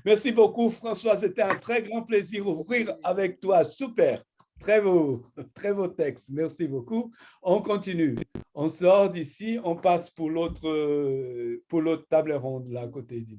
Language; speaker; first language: French; non-native, fluent; Portuguese